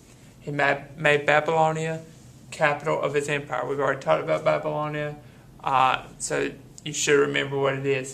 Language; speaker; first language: English; native; English